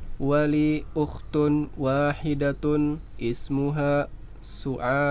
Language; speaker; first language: Arabic; non-native, learner; Indonesian